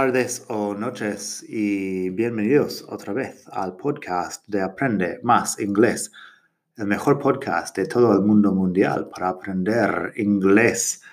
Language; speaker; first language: Spanish; non-native, fluent; English